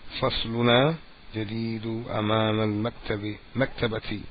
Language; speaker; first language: Arabic; non-native, fluent; English